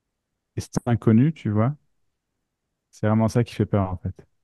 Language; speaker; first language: French; native; French